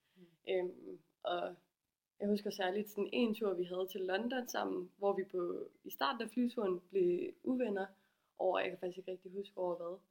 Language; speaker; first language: Danish; native; Danish